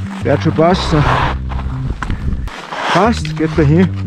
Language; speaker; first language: German; native; German